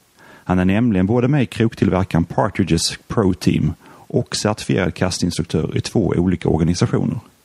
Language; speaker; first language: Swedish; native; Swedish